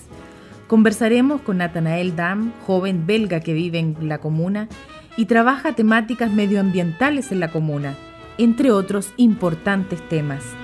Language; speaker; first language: Spanish; native; Spanish